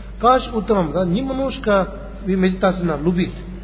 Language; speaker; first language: Russian; non-native, learner; Tibetan